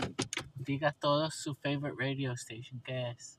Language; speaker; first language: Spanish; early bilingual, heritage; English